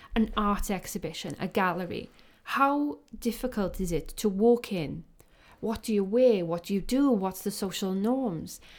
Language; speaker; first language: English; native; English